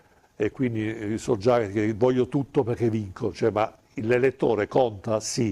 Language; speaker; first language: Italian; native; Italian